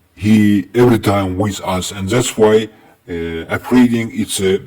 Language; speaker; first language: English; non-native, learner; Azerbaijani